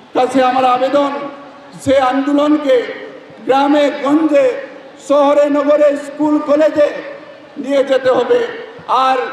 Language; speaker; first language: Bangla; non-native, learner; Assamese